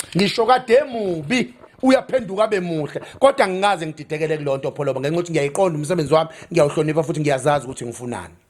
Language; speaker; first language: Zulu; native; Zulu